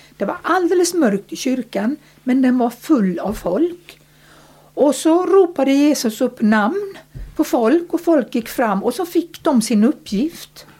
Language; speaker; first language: Swedish; early bilingual, other home language; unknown